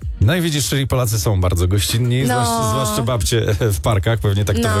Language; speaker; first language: Polish; native; Polish